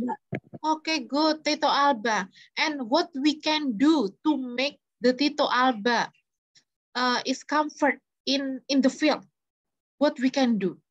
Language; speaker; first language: English; non-native, fluent; Indonesian